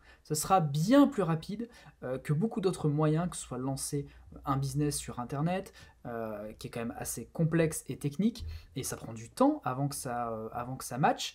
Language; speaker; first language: French; native; French